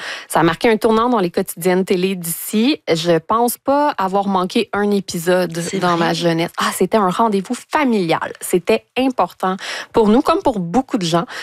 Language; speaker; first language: French; native; French